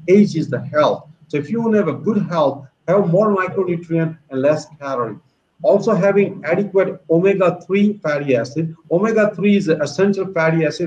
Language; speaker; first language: English; non-native, local second language; Gujarati